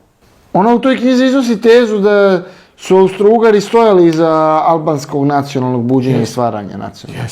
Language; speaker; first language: Serbian; native; Serbian